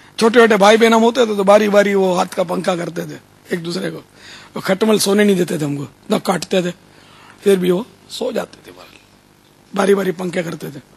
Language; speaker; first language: Urdu; non-native, local second language; Kachhi